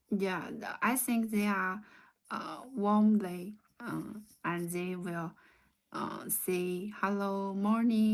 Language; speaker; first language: English; non-native, learner; Chinese